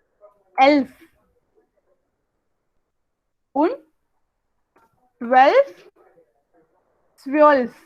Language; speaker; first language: German; non-native, fluent; Marathi